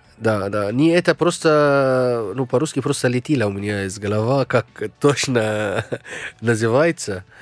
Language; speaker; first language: Russian; non-native, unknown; Arabic